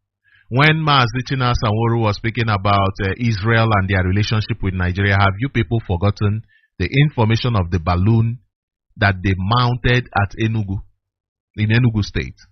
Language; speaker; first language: English; non-native, local second language; Igbo